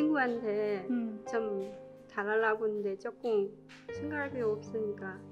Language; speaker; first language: Korean; non-native, learner; Chinese